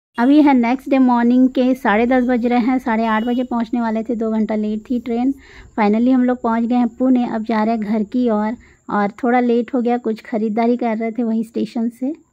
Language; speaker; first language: Hindi; non-native, local second language; Marathi